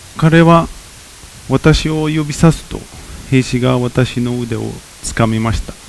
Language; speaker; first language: Japanese; non-native, fluent; Arabic